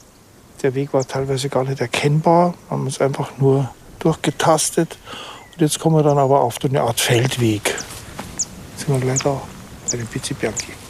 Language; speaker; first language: German; native; German